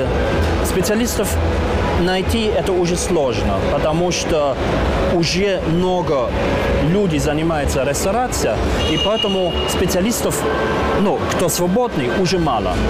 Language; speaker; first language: Russian; non-native, learner; German